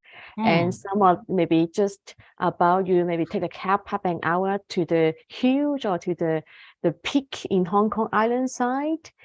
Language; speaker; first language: English; non-native, fluent; Cantonese